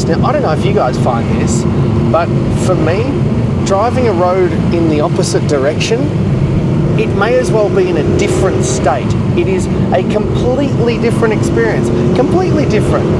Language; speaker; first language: English; native; English